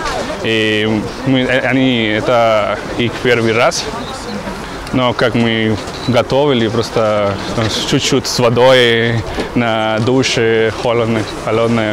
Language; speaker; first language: Russian; non-native, learner; Spanish